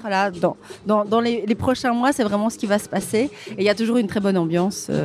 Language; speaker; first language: French; native; French